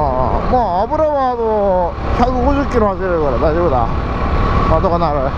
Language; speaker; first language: Japanese; native; Japanese